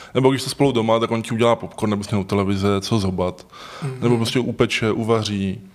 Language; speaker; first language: Czech; native; Czech